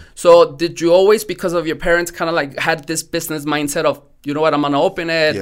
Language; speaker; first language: English; non-native, fluent; Spanish